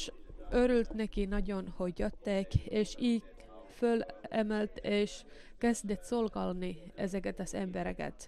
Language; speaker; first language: Hungarian; non-native, learner; Finnish